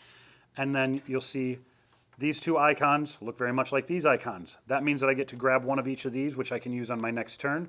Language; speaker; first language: English; native; English